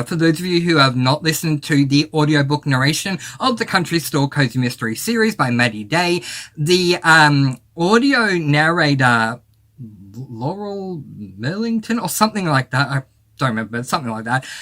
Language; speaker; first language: English; native; English